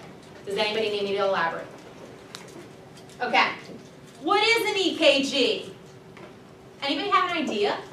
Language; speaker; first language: English; native; English